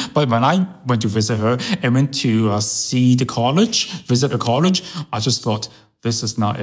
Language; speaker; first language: English; early bilingual, other home language; Chinese